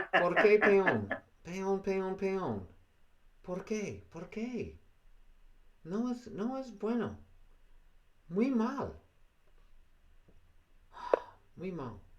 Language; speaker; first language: Spanish; non-native, learner; English